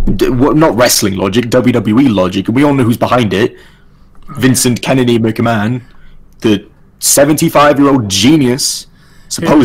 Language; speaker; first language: English; native; English